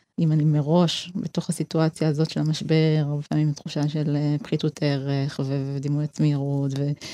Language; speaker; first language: Hebrew; early bilingual, other home language; Amharic